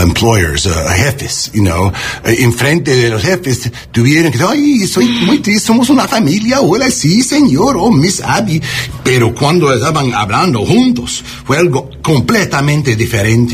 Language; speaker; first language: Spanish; early bilingual, heritage; Spanish